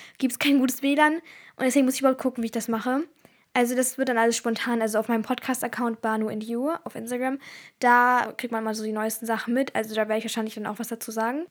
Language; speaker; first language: German; early bilingual, other home language; Turkish